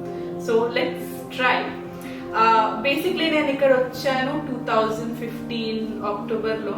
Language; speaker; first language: Telugu; non-native, local second language; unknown